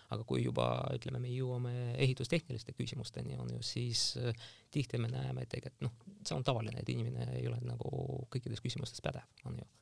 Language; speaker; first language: Estonian; non-native, local second language; Russian